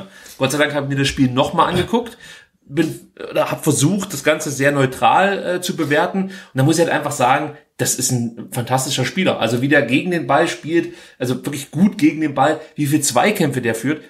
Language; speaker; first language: German; native; German